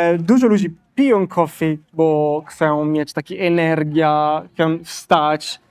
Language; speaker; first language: Polish; non-native, learner; Italian